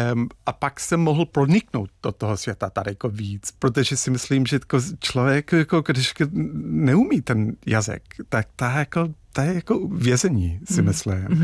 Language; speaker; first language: Czech; non-native, fluent; English